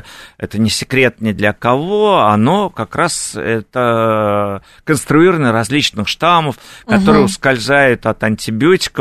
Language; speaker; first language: Russian; native; Russian